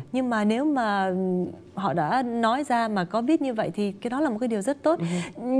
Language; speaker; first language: Vietnamese; early bilingual, other home language; English